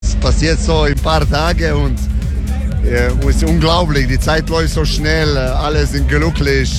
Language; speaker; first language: German; non-native, learner; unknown